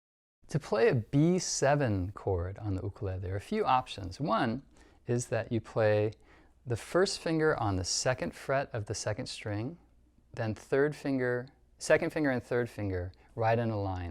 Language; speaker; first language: English; native; English